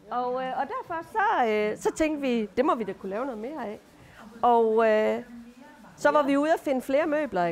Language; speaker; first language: Danish; native; Danish